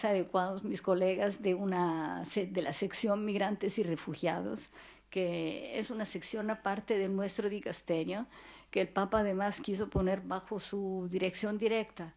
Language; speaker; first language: Spanish; non-native, fluent; Italian